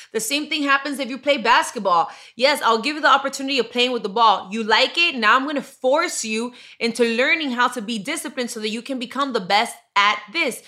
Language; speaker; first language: English; early bilingual, other home language; Spanish